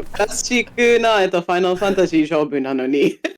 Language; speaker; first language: Japanese; non-native, fluent; English